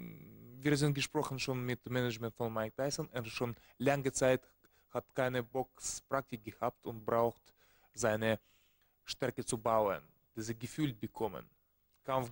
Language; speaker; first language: German; non-native, learner; Russian